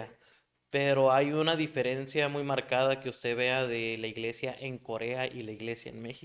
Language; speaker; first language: Spanish; native; Spanish